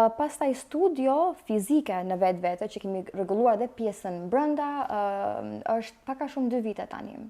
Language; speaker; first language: Albanian; early bilingual, heritage; Albanian